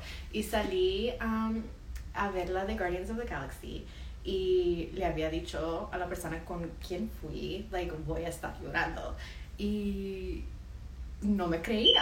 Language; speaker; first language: Spanish; early bilingual, heritage; Spanish